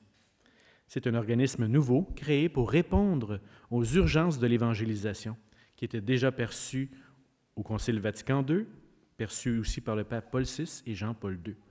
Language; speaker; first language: French; native; French